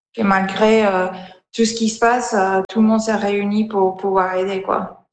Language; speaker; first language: French; non-native, fluent; Spanish